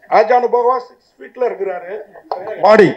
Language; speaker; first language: Tamil; native; Tamil